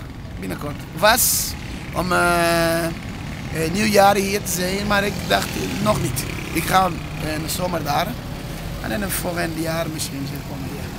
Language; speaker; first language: Dutch; non-native, learner; Portuguese